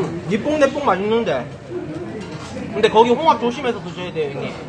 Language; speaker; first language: Korean; native; Korean